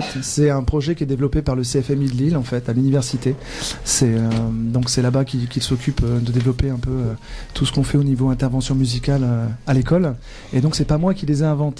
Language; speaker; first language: French; native; French